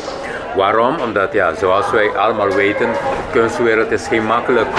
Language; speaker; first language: Dutch; non-native, local second language; Papiamento